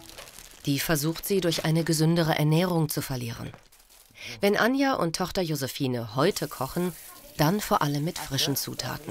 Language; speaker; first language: German; native; German